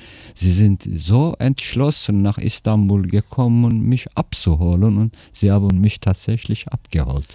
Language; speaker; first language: German; non-native, fluent; Turkish